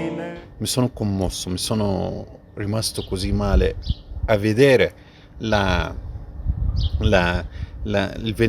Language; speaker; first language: Italian; non-native, fluent; Arabic